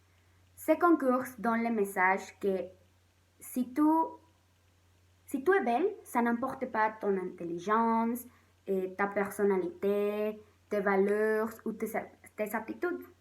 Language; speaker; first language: French; non-native, learner; Spanish